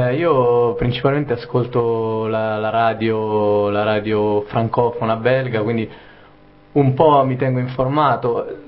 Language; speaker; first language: Italian; native; Italian